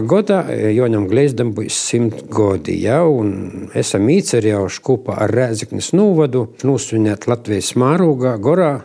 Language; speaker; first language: Latvian; native; Latvian